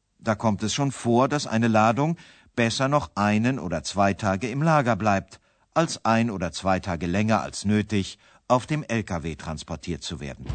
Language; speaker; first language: German; native; German